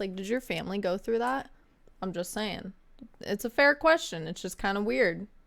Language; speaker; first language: English; native; English